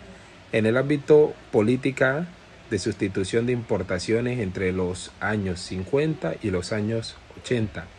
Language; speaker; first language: Spanish; native; Spanish